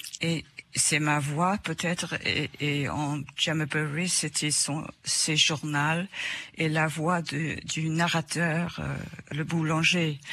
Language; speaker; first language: French; non-native, fluent; English